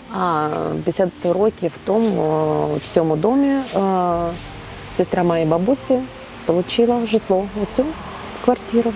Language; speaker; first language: Ukrainian; non-native, local second language; Russian